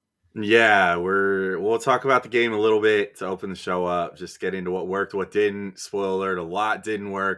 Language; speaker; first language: English; native; English